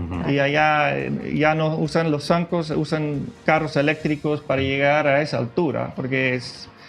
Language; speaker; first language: Spanish; non-native, fluent; Dutch